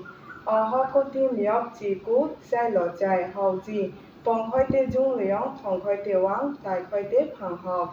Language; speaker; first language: Cantonese; non-native, learner; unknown